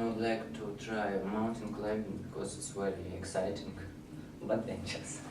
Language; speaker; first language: English; non-native, learner; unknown